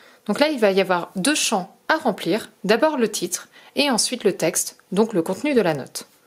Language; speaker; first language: French; native; French